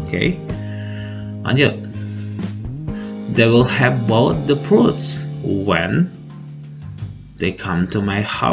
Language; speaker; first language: English; non-native, fluent; Indonesian